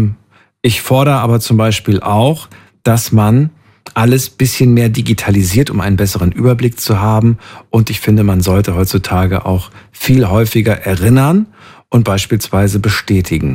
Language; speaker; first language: German; native; German